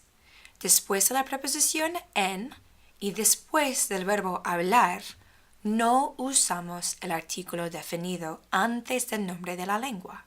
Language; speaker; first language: Spanish; non-native, fluent; English